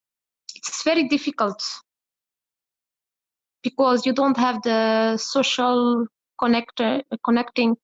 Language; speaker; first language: English; non-native, learner; Arabic